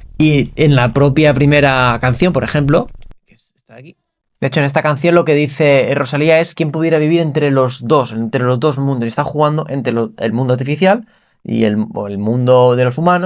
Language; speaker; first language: Spanish; native; Spanish